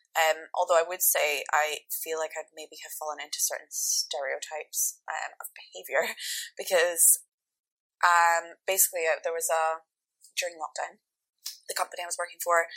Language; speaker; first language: English; native; English